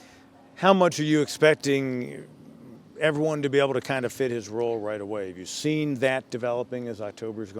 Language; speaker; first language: English; native; English